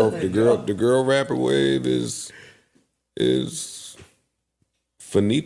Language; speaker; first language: English; native; English